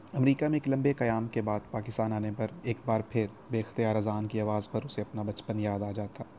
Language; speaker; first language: Urdu; native; Urdu